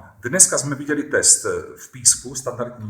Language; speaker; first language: Czech; native; Czech